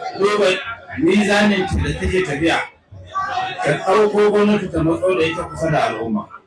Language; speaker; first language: Hausa; native; Hausa